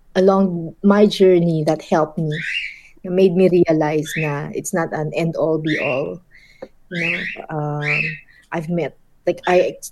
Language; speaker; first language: English; non-native, local second language; Filipino